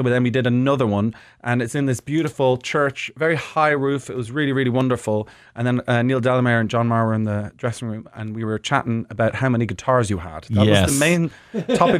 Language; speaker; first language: English; native; English